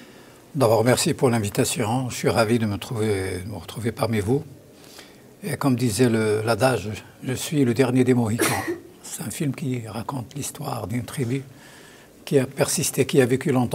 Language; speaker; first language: French; non-native, local second language; Arabic